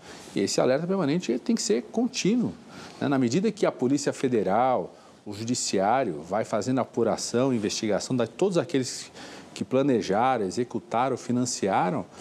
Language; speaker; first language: Portuguese; native; Portuguese